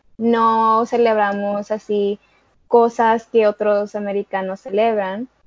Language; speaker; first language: Spanish; early bilingual, heritage; Spanish